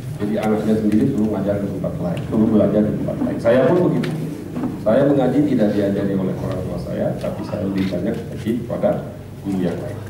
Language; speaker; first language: Indonesian; non-native, local second language; Madurese